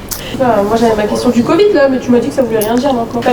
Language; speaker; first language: French; native; French